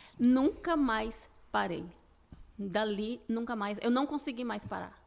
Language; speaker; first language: Portuguese; native; Portuguese